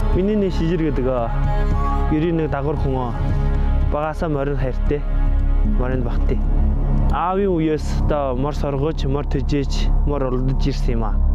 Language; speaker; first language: Mongolian; non-native, local second language; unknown